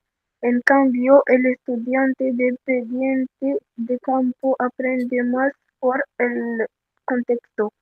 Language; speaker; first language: Spanish; non-native, learner; Arabic